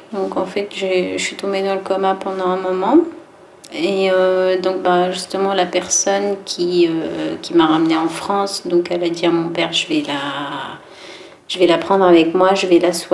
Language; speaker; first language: French; early bilingual, other home language; Tachelhit